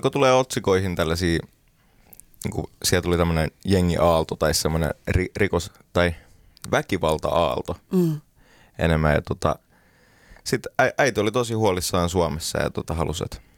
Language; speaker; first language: Finnish; early bilingual, heritage; Finnish